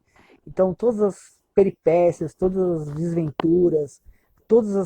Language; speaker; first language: Portuguese; native; Portuguese